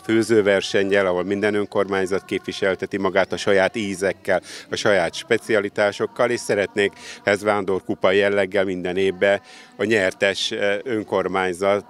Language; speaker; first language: Hungarian; native; Hungarian